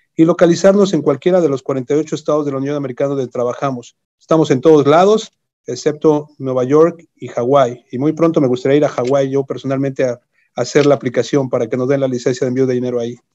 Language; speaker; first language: Spanish; native; Spanish